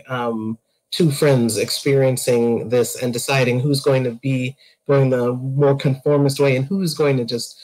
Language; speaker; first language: English; native; English